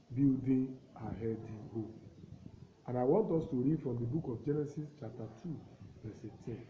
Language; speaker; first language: English; non-native, local second language; Yoruba